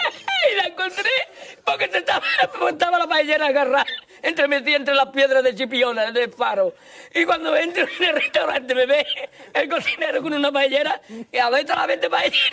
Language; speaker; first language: Spanish; native; Spanish